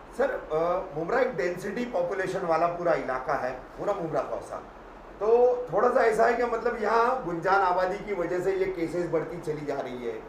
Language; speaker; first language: Hindi; native; Hindi